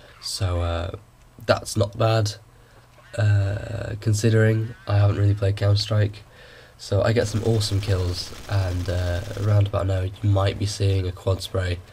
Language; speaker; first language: English; native; English